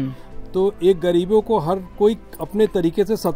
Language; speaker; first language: Hindi; native; Hindi